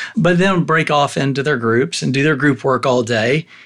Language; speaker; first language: English; native; English